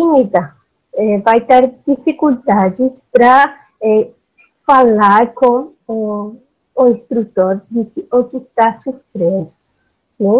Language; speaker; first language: Portuguese; non-native, learner; Spanish